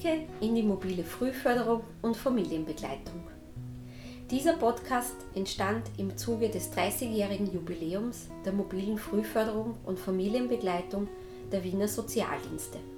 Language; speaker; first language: German; native; German